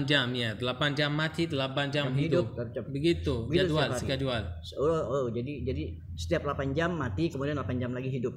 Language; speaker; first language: Indonesian; non-native, learner; Arabic